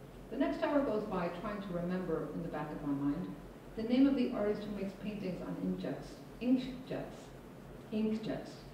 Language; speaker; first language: English; non-native, fluent; Spanish